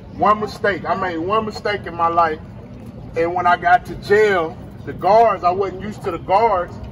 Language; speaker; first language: English; native; English